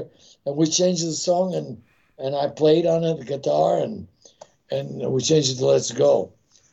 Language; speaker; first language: English; non-native, fluent; Italian